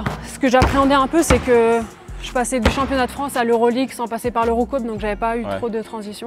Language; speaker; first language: French; native; French